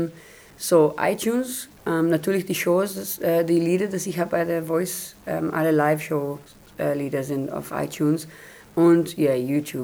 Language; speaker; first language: German; non-native, learner; Hebrew